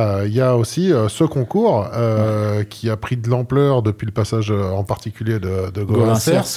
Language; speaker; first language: French; native; French